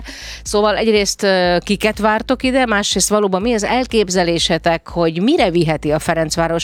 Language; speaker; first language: Hungarian; native; Hungarian